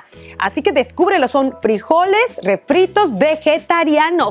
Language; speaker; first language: Spanish; native; Spanish